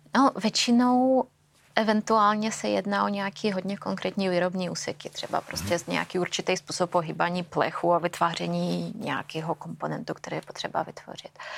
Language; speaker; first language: Czech; native; Czech